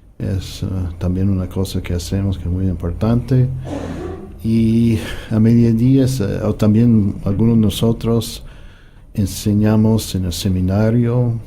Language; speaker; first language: Spanish; non-native, fluent; English